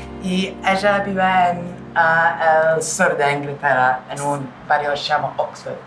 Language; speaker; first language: Spanish; non-native, learner; English